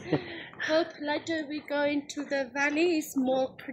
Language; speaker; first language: English; non-native, learner; Hmong